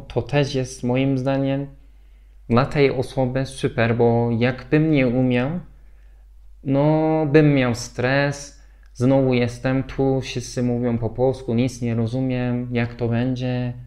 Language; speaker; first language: Polish; non-native, learner; Turkish